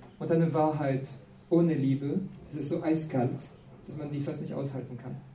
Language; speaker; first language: German; non-native, fluent; French